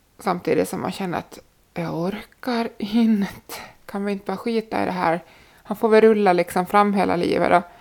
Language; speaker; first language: Swedish; native; Swedish